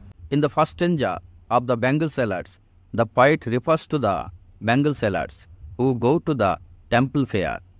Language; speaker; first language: English; non-native, local second language; Bangla